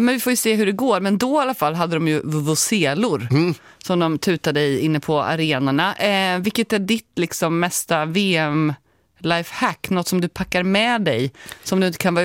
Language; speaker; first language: Swedish; native; Swedish